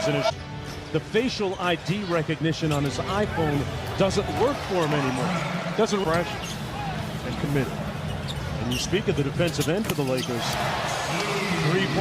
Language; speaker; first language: English; native; English